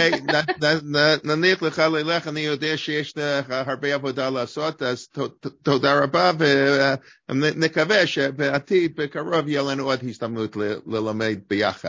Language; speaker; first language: Hebrew; non-native, fluent; English